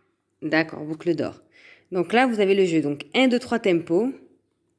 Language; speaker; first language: French; native; French